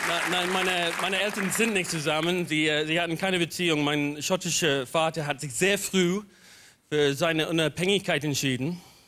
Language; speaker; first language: German; non-native, fluent; English